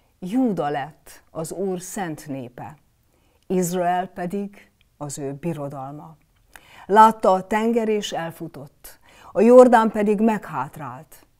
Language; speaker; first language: Hungarian; native; Hungarian